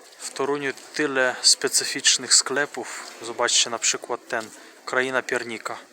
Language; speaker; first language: Polish; non-native, fluent; Russian